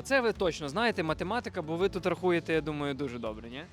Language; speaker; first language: Ukrainian; native; Ukrainian